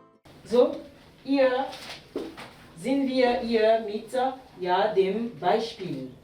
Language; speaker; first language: German; non-native, learner; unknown